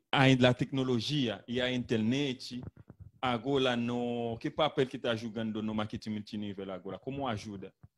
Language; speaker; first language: Portuguese; non-native, learner; Haitian Creole